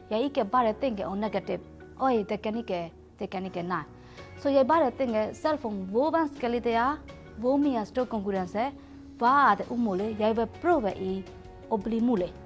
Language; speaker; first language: Norwegian; non-native, learner; Burmese